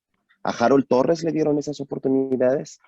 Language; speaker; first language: Spanish; native; Spanish